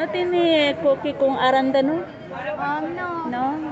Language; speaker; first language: Spanish; non-native, fluent; Filipino